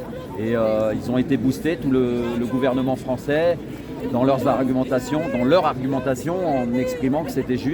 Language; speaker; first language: French; native; French